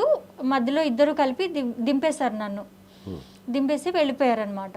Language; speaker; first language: Telugu; native; Telugu